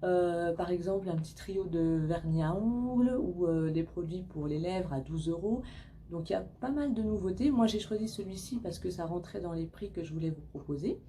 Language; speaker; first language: French; native; French